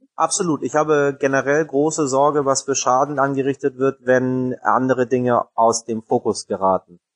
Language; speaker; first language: German; early bilingual, other home language; Persian